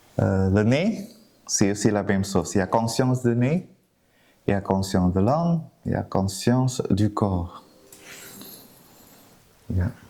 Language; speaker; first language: French; non-native, fluent; Vietnamese